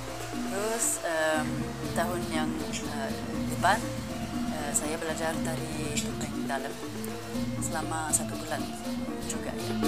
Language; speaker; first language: Indonesian; non-native, learner; French